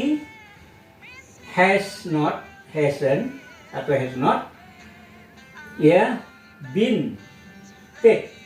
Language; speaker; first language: English; non-native, fluent; Indonesian